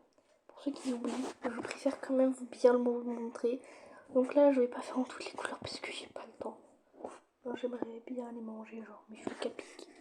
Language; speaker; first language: French; native; French